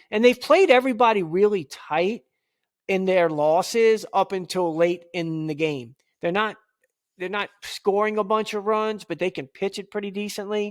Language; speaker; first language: English; native; English